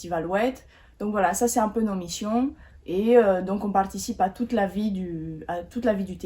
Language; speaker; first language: French; native; French